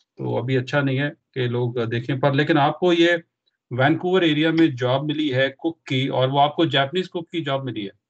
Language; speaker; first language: Hindi; non-native, local second language; Punjabi